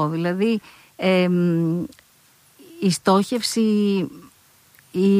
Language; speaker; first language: Greek; native; Greek